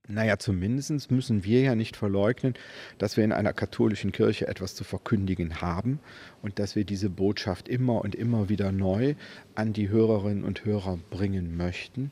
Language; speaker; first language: German; native; German